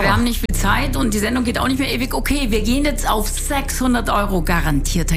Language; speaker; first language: German; native; German